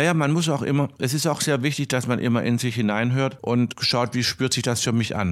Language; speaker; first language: German; native; German